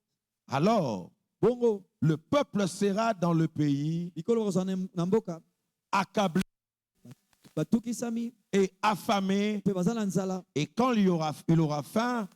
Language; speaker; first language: French; non-native, local second language; Lingala